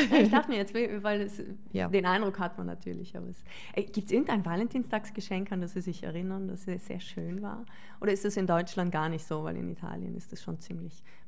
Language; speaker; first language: German; native; German